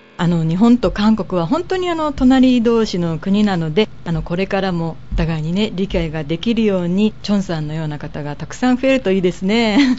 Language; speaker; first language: Japanese; native; Japanese